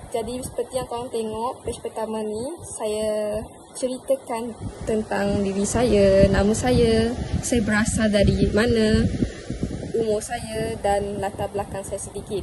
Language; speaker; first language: Malay; native; Malay